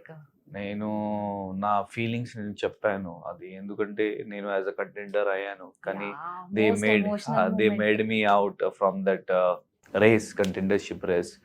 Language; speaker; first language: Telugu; non-native, learner; Hindi